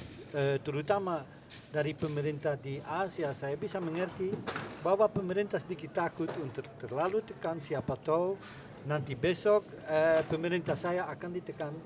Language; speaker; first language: Indonesian; non-native, fluent; Dutch